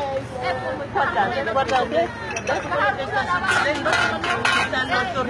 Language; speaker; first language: Italian; non-native, fluent; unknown